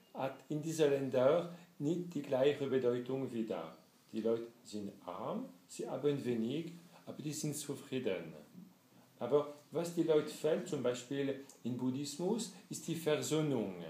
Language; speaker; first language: German; non-native, fluent; French